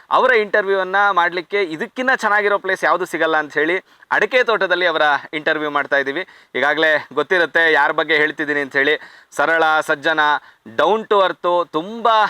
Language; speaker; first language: Kannada; native; Kannada